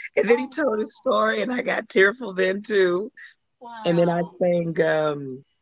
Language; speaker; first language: English; native; English